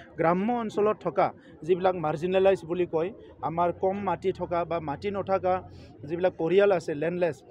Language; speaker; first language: Assamese; non-native, local second language; Bodo